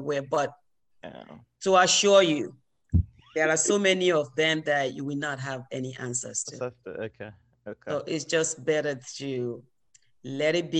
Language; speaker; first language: English; non-native, local second language; Yoruba